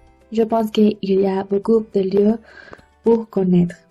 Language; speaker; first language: French; non-native, learner; Spanish